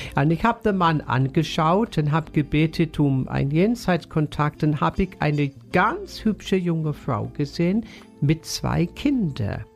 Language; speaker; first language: German; non-native, fluent; English